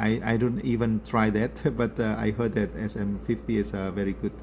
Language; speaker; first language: English; non-native, learner; Indonesian